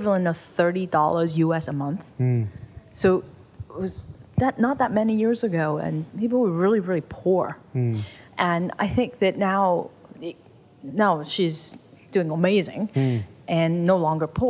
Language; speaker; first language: English; non-native, local second language; Cantonese